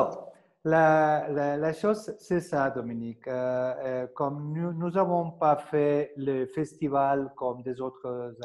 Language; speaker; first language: French; non-native, fluent; Spanish